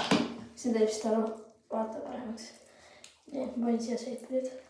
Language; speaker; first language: Estonian; early bilingual, heritage; Estonian